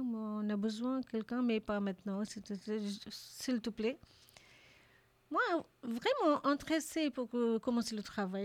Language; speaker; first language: French; non-native, learner; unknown